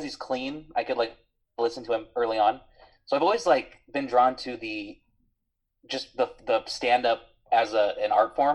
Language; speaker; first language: English; native; English